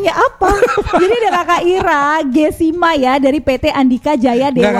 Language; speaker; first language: Indonesian; native; Indonesian